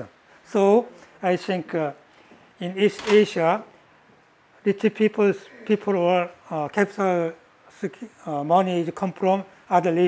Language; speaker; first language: English; non-native, learner; Korean